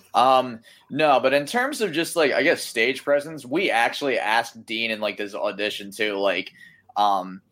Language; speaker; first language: English; native; English